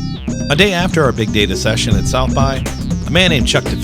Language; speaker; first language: English; native; English